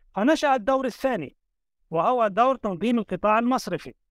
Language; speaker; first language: Arabic; native; Arabic